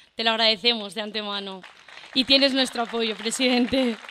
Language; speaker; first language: Spanish; non-native, local second language; Catalan